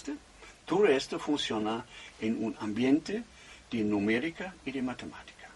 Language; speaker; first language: Spanish; non-native, fluent; German